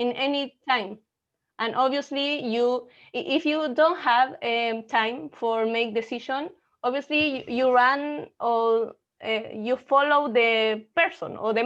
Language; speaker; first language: English; non-native, learner; Spanish